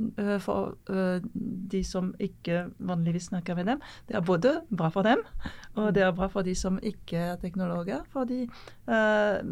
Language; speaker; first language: Norwegian; non-native, fluent; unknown